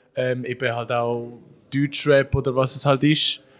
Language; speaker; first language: German; native; German